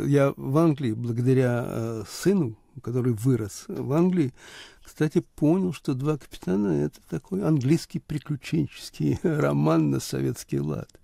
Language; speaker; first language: Russian; native; Russian